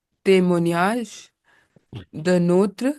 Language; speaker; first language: French; non-native, learner; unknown